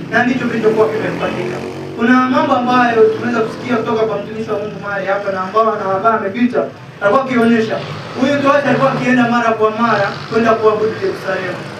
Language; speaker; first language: Swahili; native; Swahili